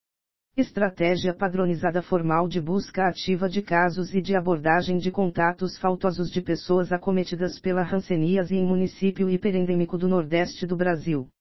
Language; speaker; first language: Portuguese; native; Portuguese